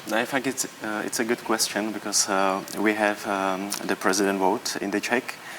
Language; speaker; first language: English; non-native, learner; Czech